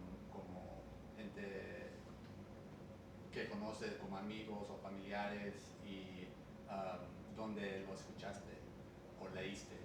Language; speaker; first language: Spanish; early bilingual, heritage; English